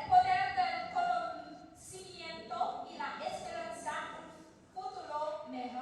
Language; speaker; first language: Spanish; non-native, learner; French